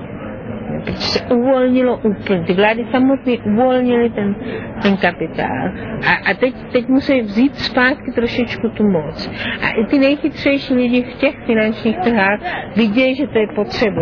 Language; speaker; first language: Czech; non-native, fluent; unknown